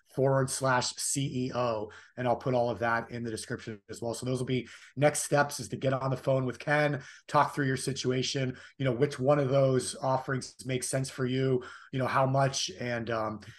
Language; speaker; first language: English; native; English